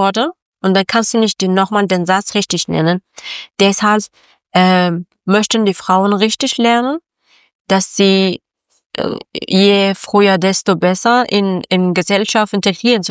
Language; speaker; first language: German; non-native, learner; Persian